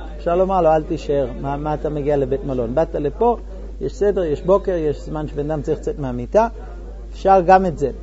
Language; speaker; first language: Hebrew; non-native, fluent; English